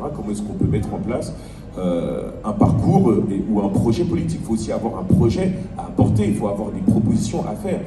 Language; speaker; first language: French; native; French